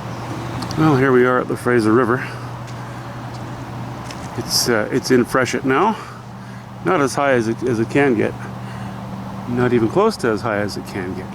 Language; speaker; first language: English; native; English